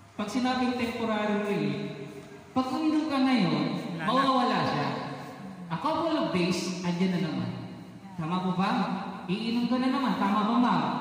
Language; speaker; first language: Filipino; non-native, local second language; Cebuano